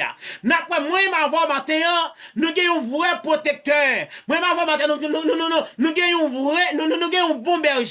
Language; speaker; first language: French; non-native, learner; Haitian Creole